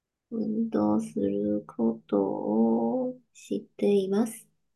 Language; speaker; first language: Japanese; non-native, learner; Chinese